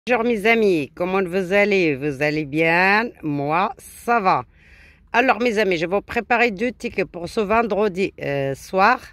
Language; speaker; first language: French; non-native, local second language; Arabic